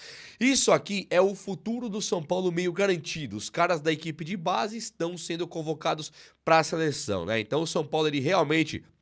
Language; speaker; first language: Portuguese; native; Portuguese